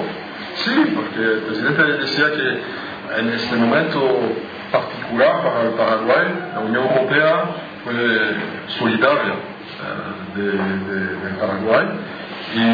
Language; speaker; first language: Spanish; non-native, fluent; French